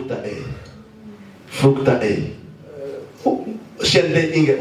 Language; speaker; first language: Swedish; non-native, fluent; Lingala